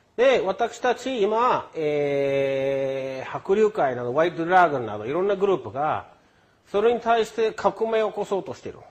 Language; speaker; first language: Japanese; non-native, fluent; English